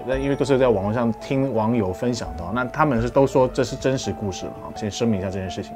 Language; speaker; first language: Chinese; non-native, fluent; Korean